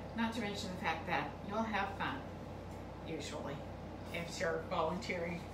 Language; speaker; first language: English; native; English